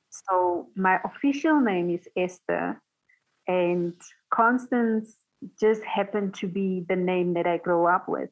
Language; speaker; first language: English; non-native, local second language; Tswana